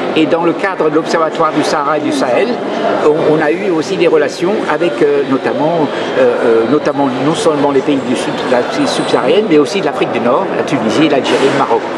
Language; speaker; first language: French; native; French